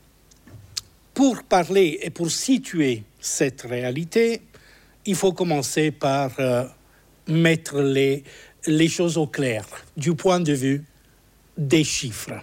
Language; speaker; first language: French; non-native, fluent; Italian